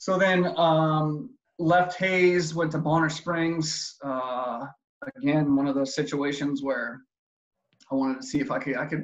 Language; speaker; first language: English; native; English